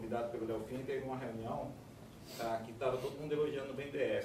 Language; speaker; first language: Portuguese; native; Portuguese